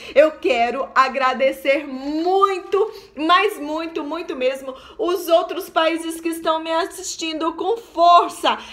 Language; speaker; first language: Portuguese; native; Portuguese